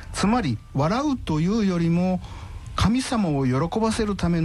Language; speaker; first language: Japanese; native; Japanese